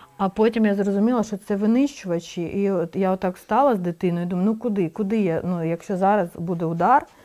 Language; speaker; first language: Ukrainian; non-native, local second language; Russian